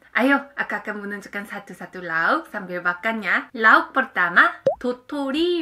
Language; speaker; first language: Indonesian; non-native, fluent; Korean